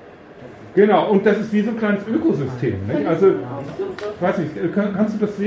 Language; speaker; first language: German; native; German